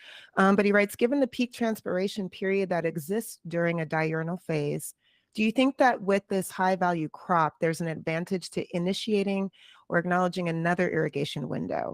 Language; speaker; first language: English; native; English